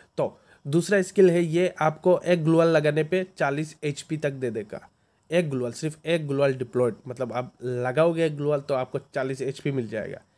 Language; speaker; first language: Hindi; native; Hindi